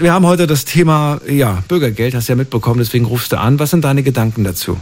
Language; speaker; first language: German; native; German